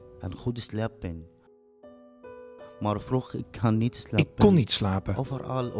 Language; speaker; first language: Dutch; non-native, learner; Arabic